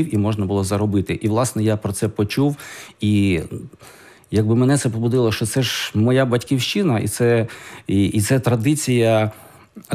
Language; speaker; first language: Ukrainian; native; Ukrainian